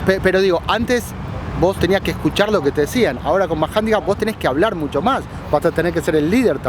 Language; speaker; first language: Spanish; native; Spanish